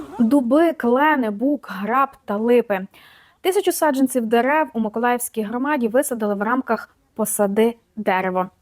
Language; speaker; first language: Ukrainian; native; Ukrainian